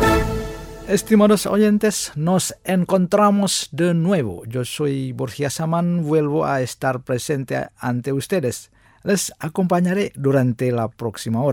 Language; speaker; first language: Spanish; non-native, fluent; Indonesian